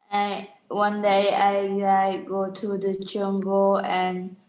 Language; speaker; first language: English; non-native, learner; Vietnamese